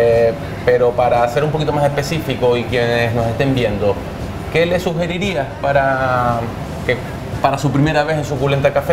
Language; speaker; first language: Spanish; native; Spanish